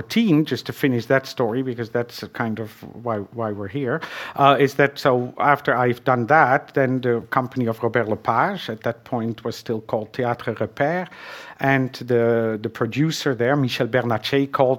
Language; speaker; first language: English; non-native, fluent; Dutch